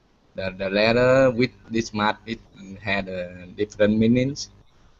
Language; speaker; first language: English; non-native, learner; Vietnamese